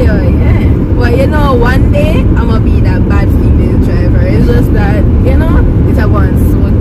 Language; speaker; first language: English; native; English